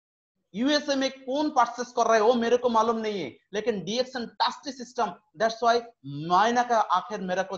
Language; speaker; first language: Hindi; non-native, fluent; Bangla